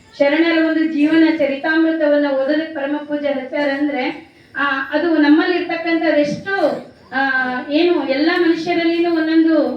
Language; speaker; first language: Kannada; native; Kannada